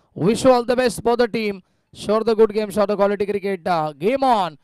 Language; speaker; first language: Hindi; non-native, local second language; Marathi